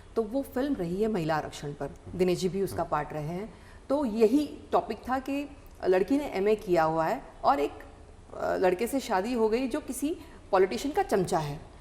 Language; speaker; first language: Hindi; non-native, local second language; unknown